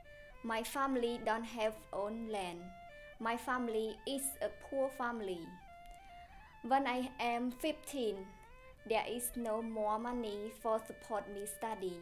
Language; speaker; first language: English; non-native, learner; Khmer